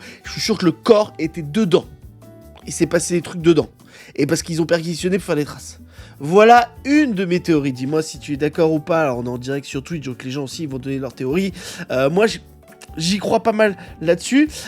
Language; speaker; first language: French; native; French